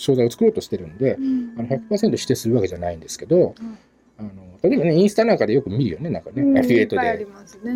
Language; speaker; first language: Japanese; native; Japanese